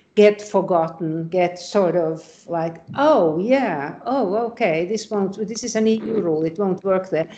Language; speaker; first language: English; non-native, fluent; Finnish